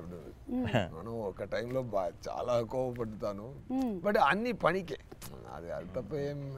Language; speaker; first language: Telugu; non-native, learner; Tamil